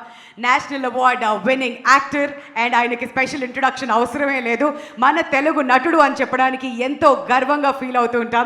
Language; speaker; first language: Telugu; native; Telugu